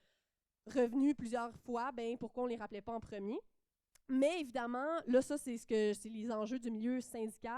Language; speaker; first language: French; native; French